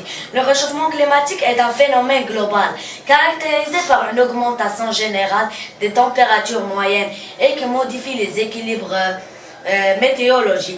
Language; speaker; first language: French; non-native, local second language; Arabic